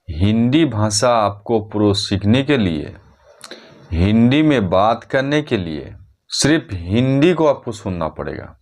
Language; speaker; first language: Hindi; non-native, fluent; Bangla